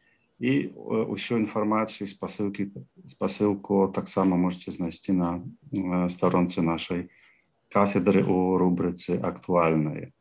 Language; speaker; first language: Polish; non-native, learner; Belarusian